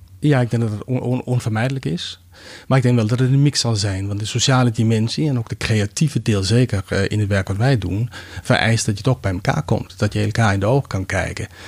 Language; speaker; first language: Dutch; non-native, fluent; Danish